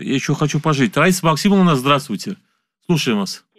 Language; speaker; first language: Russian; native; Russian